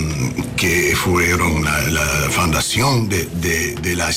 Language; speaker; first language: Spanish; non-native, learner; English